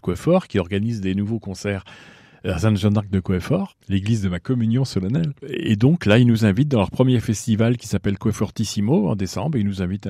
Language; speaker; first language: French; native; French